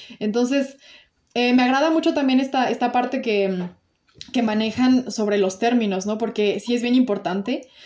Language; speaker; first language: Spanish; native; Spanish